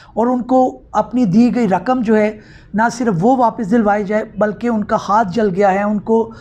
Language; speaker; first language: Urdu; non-native, local second language; Punjabi